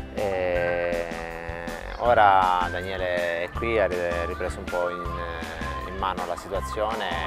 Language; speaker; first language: Italian; native; Italian